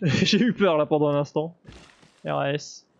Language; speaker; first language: French; native; French